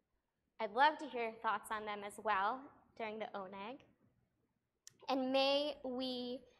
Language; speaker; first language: English; native; English